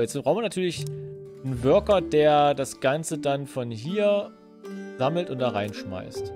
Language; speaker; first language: German; native; German